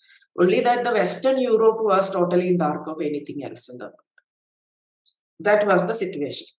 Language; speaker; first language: English; non-native, local second language; Malayalam